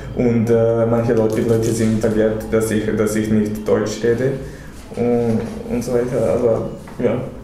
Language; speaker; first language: German; non-native, learner; Serbian